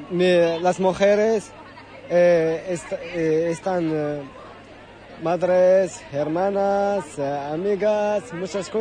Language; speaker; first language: Spanish; non-native, learner; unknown